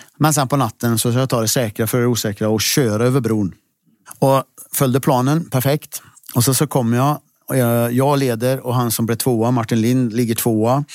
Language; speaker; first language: Swedish; native; Swedish